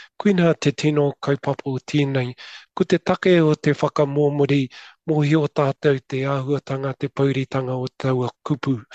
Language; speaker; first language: Māori; non-native, local second language; English